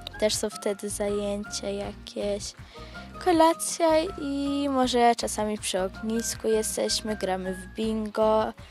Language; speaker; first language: Polish; early bilingual, heritage; Polish